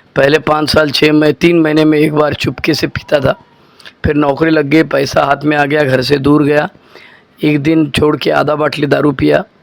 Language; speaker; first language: Hindi; non-native, local second language; Marathi